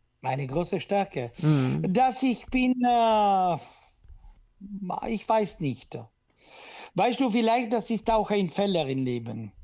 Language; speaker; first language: German; non-native, local second language; Italian